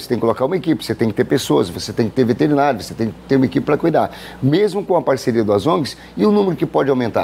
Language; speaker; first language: Portuguese; native; Portuguese